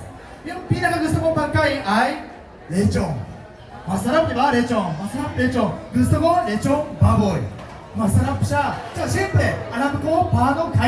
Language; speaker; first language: Filipino; non-native, fluent; Japanese